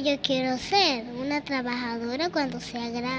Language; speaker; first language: Spanish; early bilingual, other home language; Haitian Creole